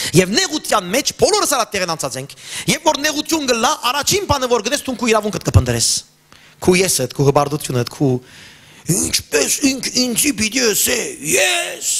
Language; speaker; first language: Armenian; early bilingual, heritage; Armenian